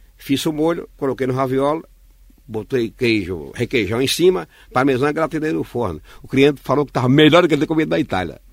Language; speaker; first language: Portuguese; native; Portuguese